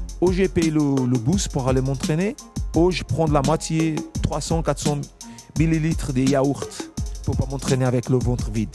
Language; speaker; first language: French; non-native, fluent; Portuguese